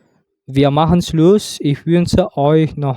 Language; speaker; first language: German; non-native, fluent; Indonesian